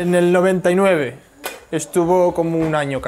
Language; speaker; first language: Spanish; native; Spanish